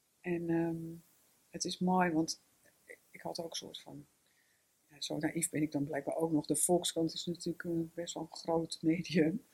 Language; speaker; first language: Dutch; native; Dutch